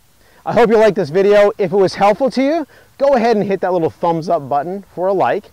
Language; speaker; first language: English; native; English